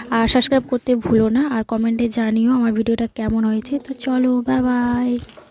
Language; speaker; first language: Bangla; non-native, local second language; Santali